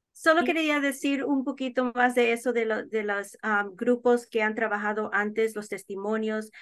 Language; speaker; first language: Spanish; early bilingual, heritage; Spanish